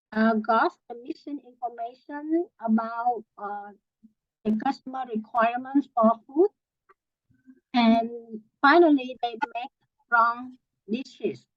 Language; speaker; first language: English; non-native, learner; Vietnamese